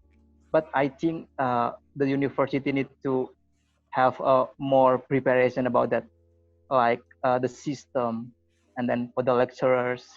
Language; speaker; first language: English; non-native, learner; Indonesian